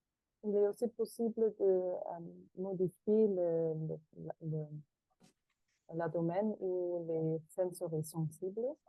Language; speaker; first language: French; non-native, fluent; German